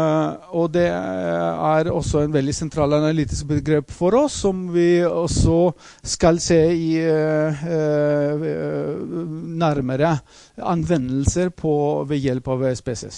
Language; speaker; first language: Norwegian; non-native, fluent; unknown